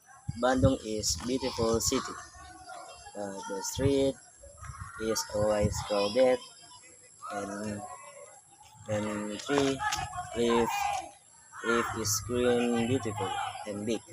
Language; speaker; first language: English; non-native, learner; Indonesian